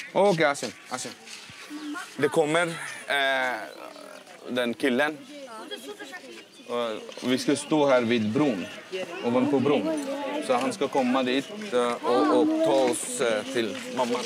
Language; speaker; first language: Swedish; non-native, learner; Bangla